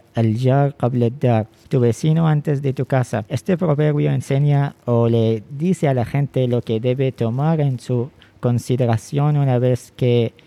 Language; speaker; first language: Spanish; non-native, fluent; Arabic